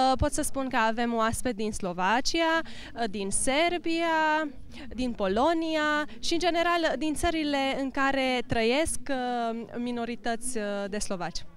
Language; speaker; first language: Romanian; non-native, local second language; Slovak